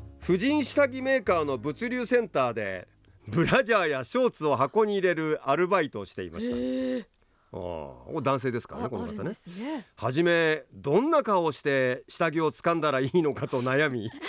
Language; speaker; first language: Japanese; native; Japanese